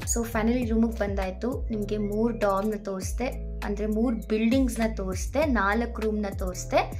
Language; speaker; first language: Kannada; non-native, local second language; Telugu